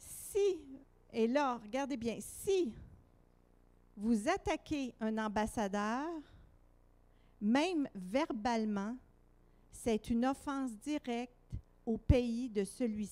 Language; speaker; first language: French; native; French